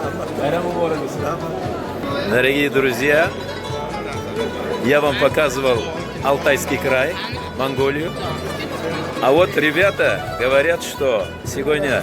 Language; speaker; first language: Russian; non-native, local second language; Uzbek